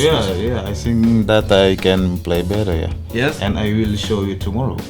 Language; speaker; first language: English; non-native, learner; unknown